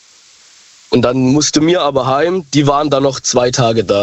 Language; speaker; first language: German; native; German